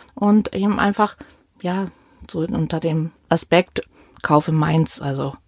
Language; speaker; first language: German; native; German